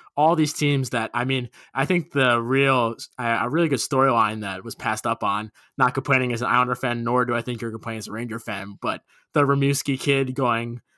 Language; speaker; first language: English; native; English